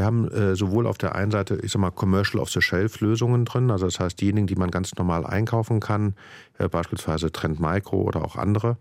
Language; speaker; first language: German; native; German